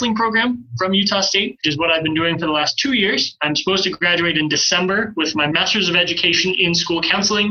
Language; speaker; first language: English; native; English